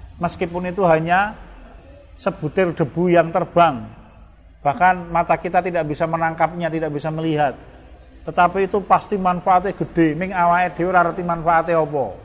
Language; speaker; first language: Indonesian; non-native, local second language; Javanese